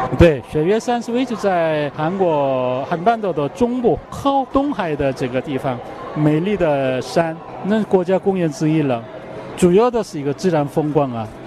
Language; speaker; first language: Chinese; non-native, fluent; Korean